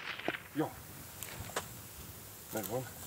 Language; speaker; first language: Hungarian; non-native, learner; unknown